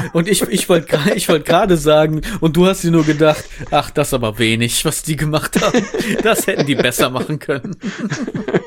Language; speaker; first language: German; native; German